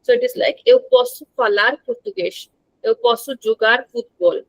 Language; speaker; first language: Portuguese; non-native, fluent; Hindi